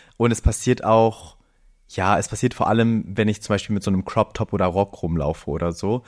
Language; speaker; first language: German; early bilingual, other home language; Greek